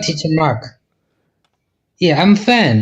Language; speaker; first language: English; non-native, learner; Chinese